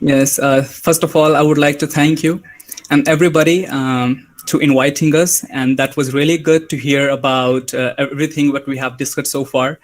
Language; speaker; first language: English; non-native, learner; Hindi